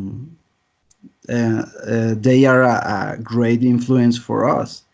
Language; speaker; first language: English; non-native, learner; Spanish